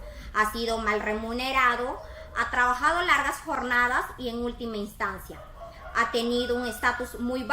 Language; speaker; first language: Spanish; native; Spanish